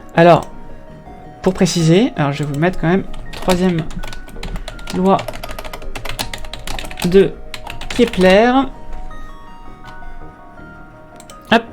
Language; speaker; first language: French; native; French